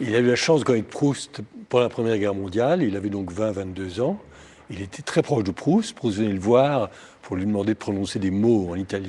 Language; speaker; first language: French; native; French